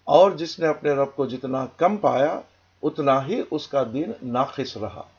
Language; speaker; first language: Urdu; native; Urdu